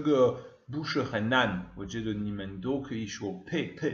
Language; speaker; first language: Chinese; non-native, learner; French